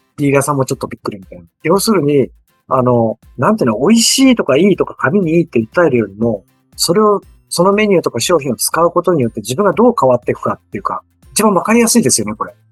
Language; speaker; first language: Japanese; native; Japanese